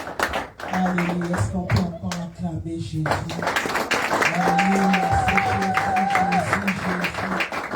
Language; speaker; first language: French; non-native, local second language; Lingala